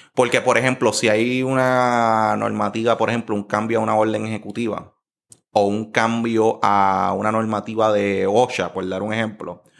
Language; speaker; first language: Spanish; native; Spanish